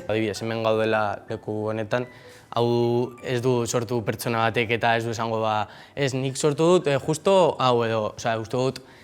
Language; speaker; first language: Basque; non-native, local second language; Spanish